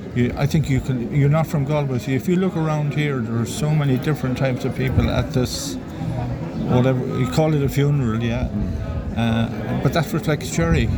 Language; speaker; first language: English; native; English